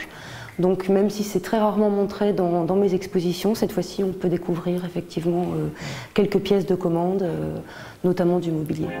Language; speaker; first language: French; native; French